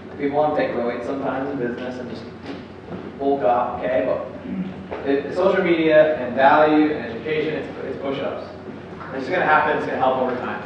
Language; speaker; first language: English; native; English